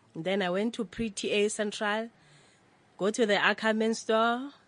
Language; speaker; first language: English; non-native, local second language; Northern Sotho